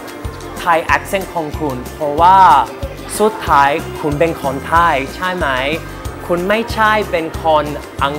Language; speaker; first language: Thai; non-native, learner; English